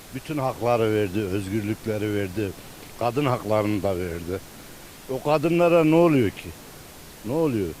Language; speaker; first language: Turkish; native; Turkish